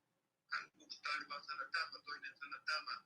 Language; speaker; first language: Finnish; non-native, learner; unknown